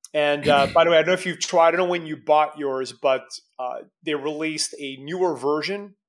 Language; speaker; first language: English; native; English